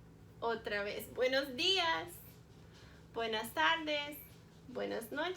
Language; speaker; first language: Spanish; non-native, fluent; English